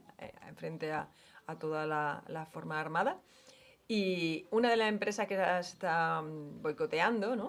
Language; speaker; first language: Spanish; native; Spanish